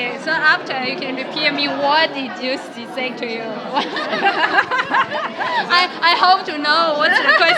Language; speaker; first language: English; non-native, learner; Chinese